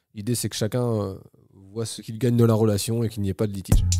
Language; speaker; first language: French; native; French